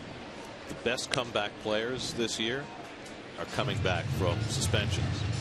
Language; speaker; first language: English; native; English